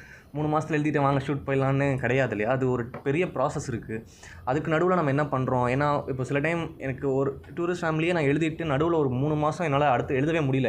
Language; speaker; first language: Tamil; native; Tamil